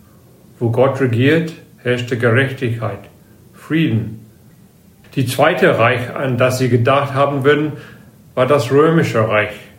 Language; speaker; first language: German; non-native, fluent; English